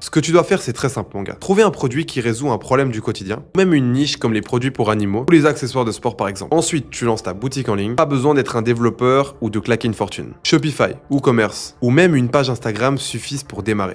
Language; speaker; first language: French; native; French